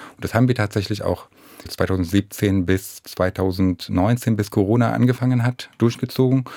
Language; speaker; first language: German; non-native, fluent; Arabic